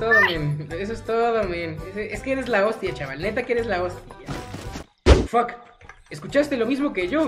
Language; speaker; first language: Spanish; native; Spanish